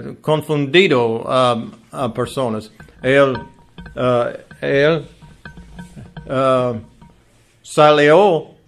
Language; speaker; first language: Spanish; non-native, learner; English